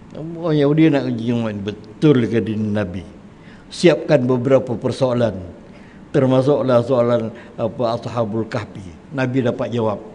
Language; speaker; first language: Malay; native; Malay